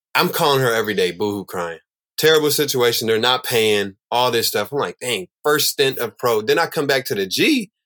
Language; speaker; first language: English; native; English